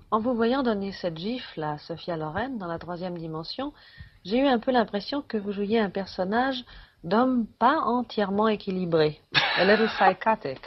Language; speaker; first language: French; native; French